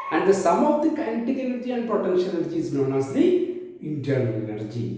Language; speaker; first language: English; non-native, local second language; Malayalam